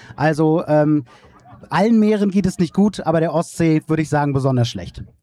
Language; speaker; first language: German; native; German